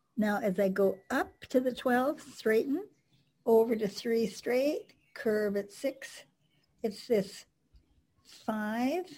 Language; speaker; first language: English; native; English